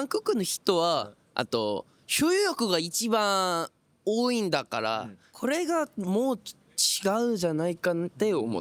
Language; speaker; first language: Japanese; non-native, learner; Korean